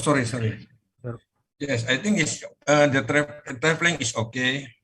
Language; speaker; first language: English; non-native, learner; Indonesian